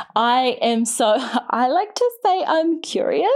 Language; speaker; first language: English; native; English